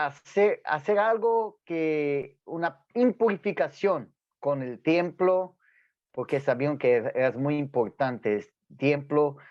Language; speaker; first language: Spanish; non-native, fluent; Portuguese